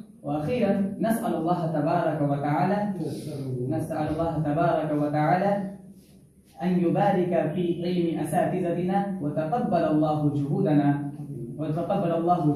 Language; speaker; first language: Arabic; non-native, learner; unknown